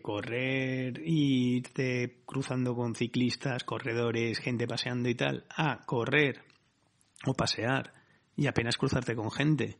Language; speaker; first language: Spanish; native; Spanish